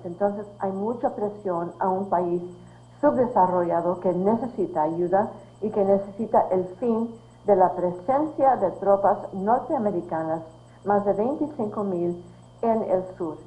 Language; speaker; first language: Spanish; early bilingual, heritage; Spanish